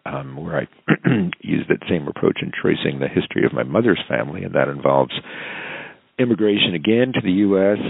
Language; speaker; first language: English; native; English